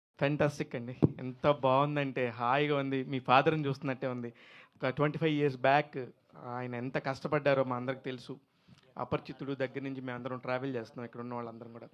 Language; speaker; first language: Telugu; native; Telugu